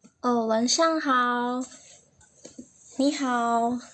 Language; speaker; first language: Chinese; early bilingual, heritage; Chinese